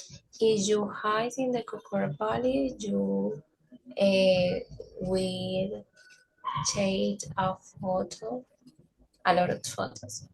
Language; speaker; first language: English; non-native, learner; Spanish